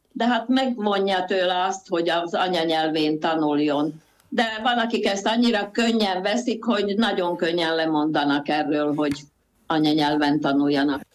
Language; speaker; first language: Hungarian; native; Hungarian